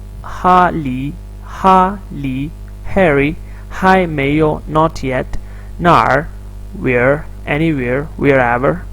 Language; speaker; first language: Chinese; non-native, fluent; Urdu